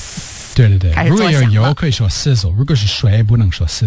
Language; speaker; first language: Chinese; non-native, fluent; English